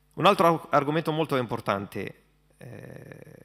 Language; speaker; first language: Italian; non-native, fluent; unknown